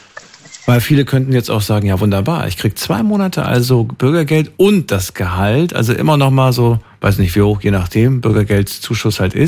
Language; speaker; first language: German; native; German